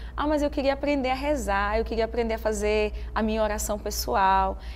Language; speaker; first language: Portuguese; native; Portuguese